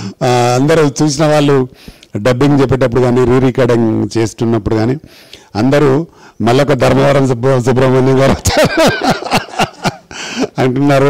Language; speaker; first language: Telugu; native; Telugu